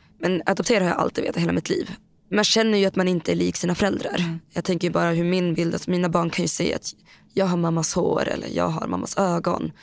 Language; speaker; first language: Swedish; native; Swedish